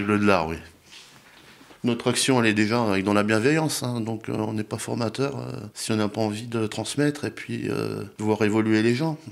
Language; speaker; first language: French; native; French